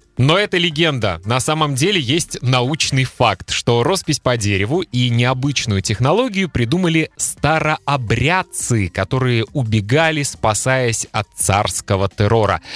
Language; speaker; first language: Russian; native; Russian